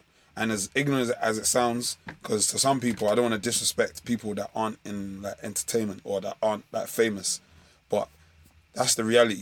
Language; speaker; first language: English; native; English